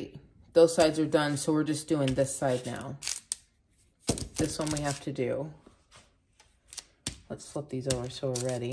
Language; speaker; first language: English; native; English